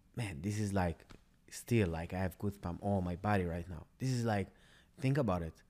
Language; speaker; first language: English; non-native, fluent; Hebrew